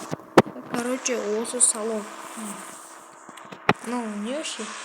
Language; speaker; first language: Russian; non-native, local second language; Kazakh